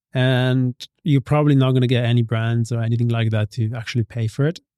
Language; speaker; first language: English; non-native, fluent; Italian